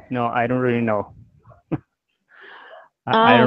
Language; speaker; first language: English; non-native, learner; Spanish